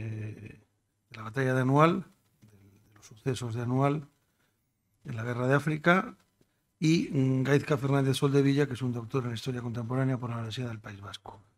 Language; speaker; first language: Spanish; native; Spanish